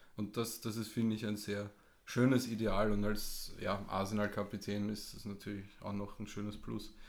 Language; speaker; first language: German; native; German